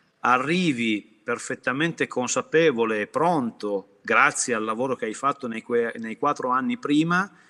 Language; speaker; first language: Italian; native; Italian